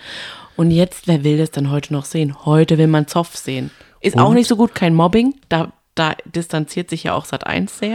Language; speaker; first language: German; native; German